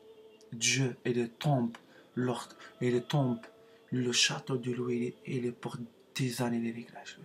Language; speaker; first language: French; non-native, learner; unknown